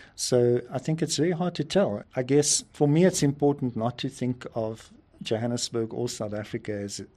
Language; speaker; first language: English; native; English